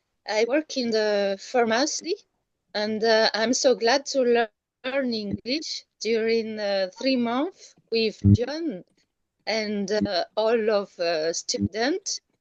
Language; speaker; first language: English; non-native, learner; Malagasy